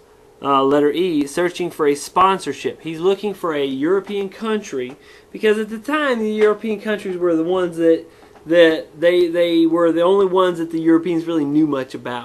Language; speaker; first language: English; native; English